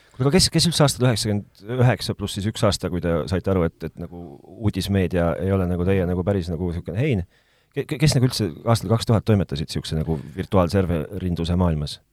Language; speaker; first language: Estonian; native; Estonian